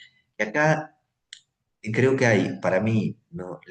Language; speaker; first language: Spanish; native; Spanish